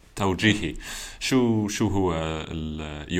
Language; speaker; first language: Arabic; non-native, learner; English